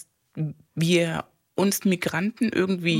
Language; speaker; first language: German; non-native, fluent; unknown